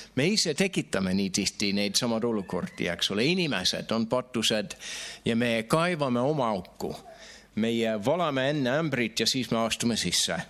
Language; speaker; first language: Estonian; non-native, fluent; English